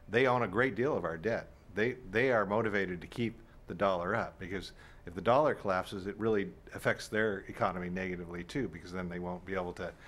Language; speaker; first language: English; native; English